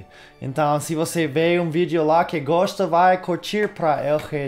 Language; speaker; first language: Portuguese; non-native, learner; English